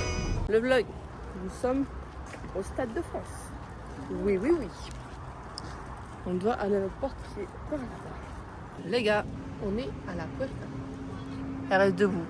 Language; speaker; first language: French; native; French